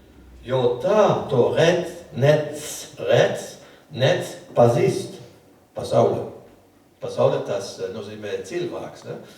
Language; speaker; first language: Latvian; non-native, learner; French